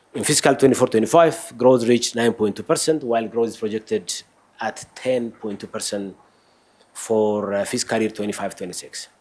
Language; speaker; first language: English; non-native, local second language; Amharic